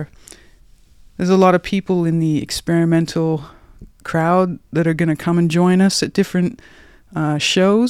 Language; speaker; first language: English; native; English